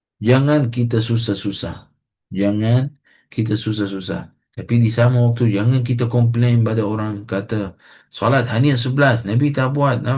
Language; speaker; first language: Malay; non-native, fluent; Arabic